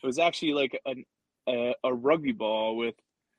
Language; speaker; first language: English; early bilingual, other home language; Spanish